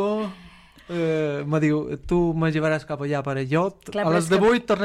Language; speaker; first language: Catalan; non-native, fluent; Romanian